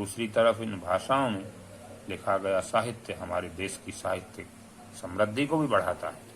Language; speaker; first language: Hindi; native; Hindi